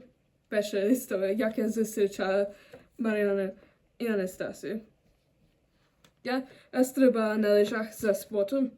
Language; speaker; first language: Ukrainian; non-native, learner; German